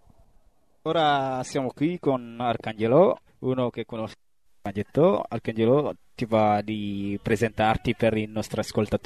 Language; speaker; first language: Italian; non-native, fluent; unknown